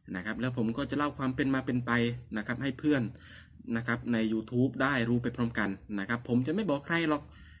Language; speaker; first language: Thai; non-native, local second language; Northern Khmer